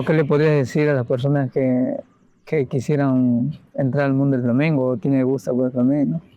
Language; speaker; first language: Spanish; native; Spanish